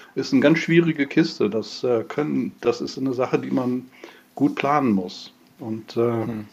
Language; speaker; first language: German; non-native, fluent; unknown